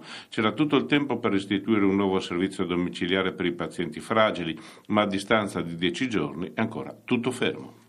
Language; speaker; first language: Italian; native; Italian